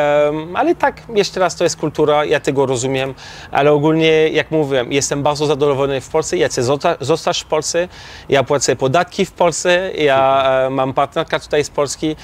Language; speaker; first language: Polish; non-native, learner; French